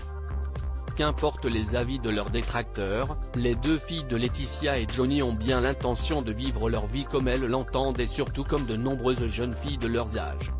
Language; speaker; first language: French; native; French